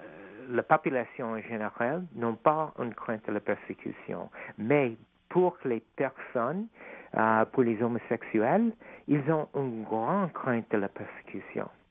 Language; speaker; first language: French; non-native, fluent; English